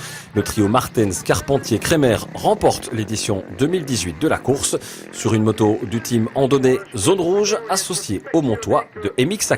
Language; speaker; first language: French; native; French